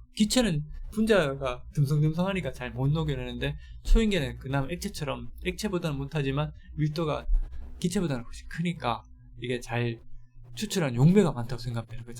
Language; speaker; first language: Korean; native; Korean